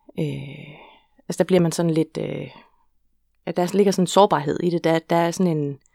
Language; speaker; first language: Danish; native; Danish